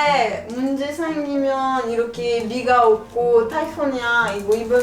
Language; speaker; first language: Korean; non-native, learner; French